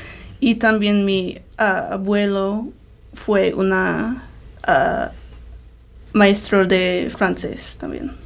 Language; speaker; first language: Spanish; non-native, learner; English